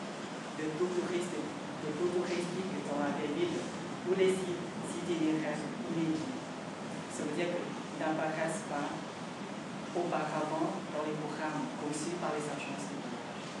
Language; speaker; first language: French; non-native, learner; Vietnamese